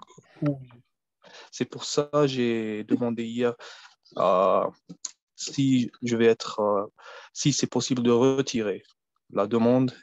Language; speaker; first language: French; non-native, fluent; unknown